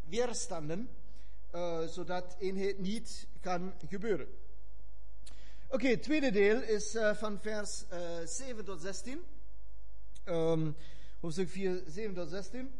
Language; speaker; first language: Dutch; non-native, fluent; German